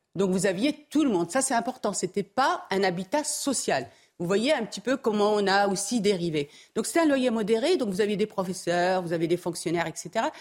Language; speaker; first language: French; early bilingual, other home language; Arabic